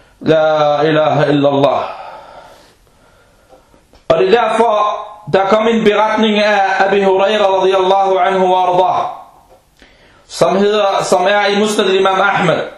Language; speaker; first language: Danish; non-native, fluent; Arabic